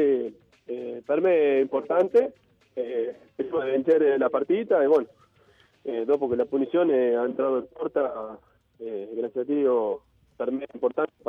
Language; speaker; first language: Italian; non-native, fluent; Spanish